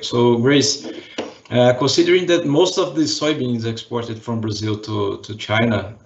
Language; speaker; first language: English; non-native, fluent; Portuguese